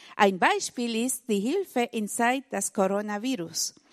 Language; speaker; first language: German; non-native, fluent; Spanish